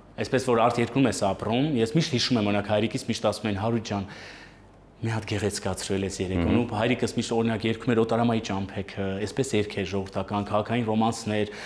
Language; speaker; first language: Armenian; early bilingual, heritage; Armenian